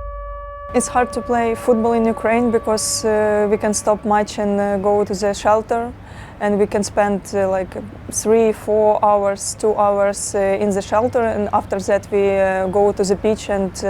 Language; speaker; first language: English; non-native, learner; Ukrainian